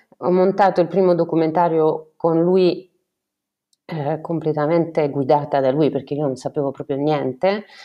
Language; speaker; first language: Italian; non-native, fluent; French